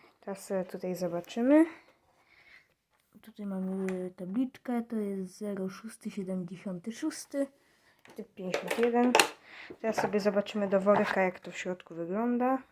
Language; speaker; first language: Polish; native; Polish